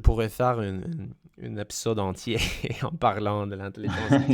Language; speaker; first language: French; non-native, fluent; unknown